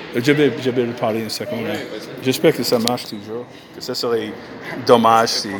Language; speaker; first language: French; non-native, fluent; English